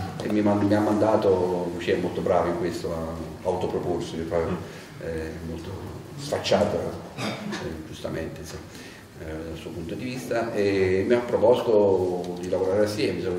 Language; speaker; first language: Italian; native; Italian